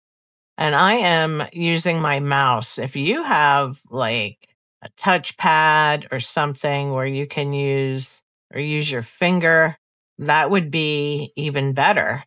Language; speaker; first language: English; native; English